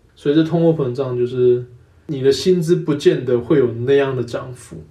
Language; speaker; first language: Chinese; native; Chinese